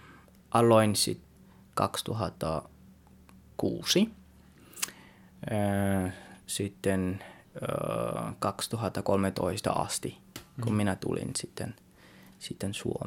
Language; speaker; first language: Finnish; non-native, learner; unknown